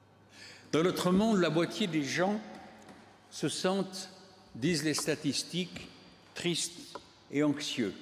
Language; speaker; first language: French; native; French